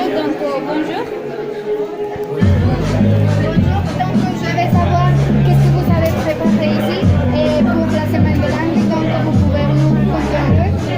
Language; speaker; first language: French; non-native, learner; Spanish